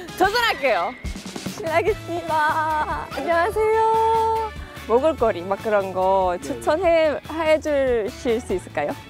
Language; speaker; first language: Korean; non-native, fluent; Indonesian